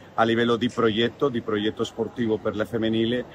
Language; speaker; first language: Italian; non-native, learner; Spanish